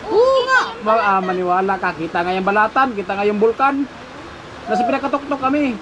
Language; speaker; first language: Filipino; non-native, local second language; Masbatenyo